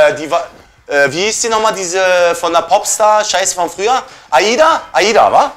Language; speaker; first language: German; early bilingual, other home language; Turkish